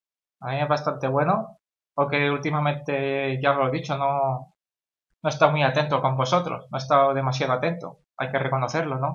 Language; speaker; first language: Spanish; native; Spanish